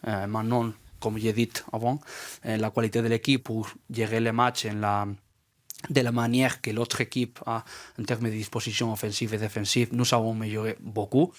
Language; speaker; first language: French; non-native, learner; Spanish